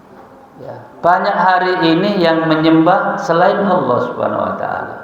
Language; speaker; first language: Indonesian; native; Indonesian